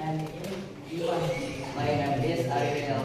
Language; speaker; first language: English; non-native, learner; Indonesian